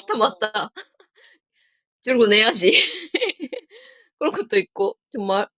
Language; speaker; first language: Korean; non-native, learner; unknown